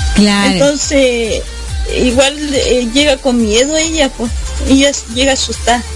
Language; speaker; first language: Spanish; native; Spanish